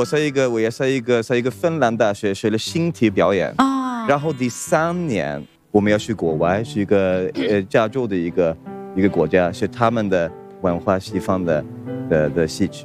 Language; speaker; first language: Chinese; non-native, fluent; Swedish